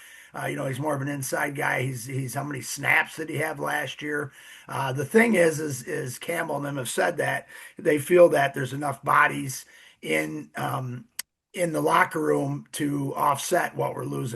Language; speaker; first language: English; native; English